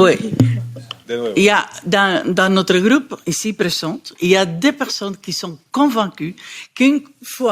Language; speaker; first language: French; non-native, fluent; Spanish